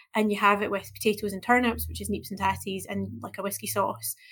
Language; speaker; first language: English; native; English